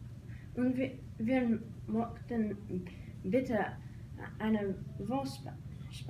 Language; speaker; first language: German; non-native, learner; English